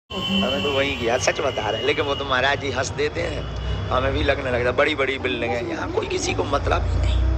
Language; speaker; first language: Hindi; native; Hindi